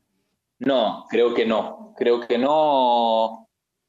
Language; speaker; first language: Spanish; non-native, learner; Italian